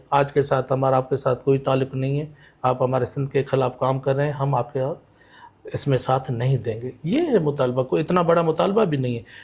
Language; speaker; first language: Urdu; non-native, local second language; Sindhi